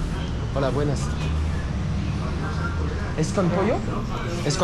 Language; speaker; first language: Spanish; non-native, learner; French